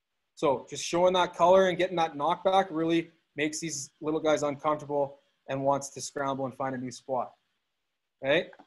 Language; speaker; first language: English; native; English